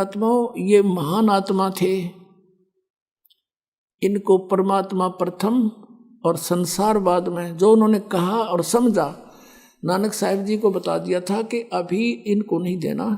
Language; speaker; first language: Hindi; native; Hindi